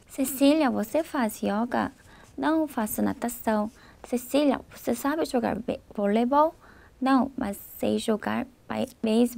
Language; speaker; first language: Portuguese; non-native, fluent; Korean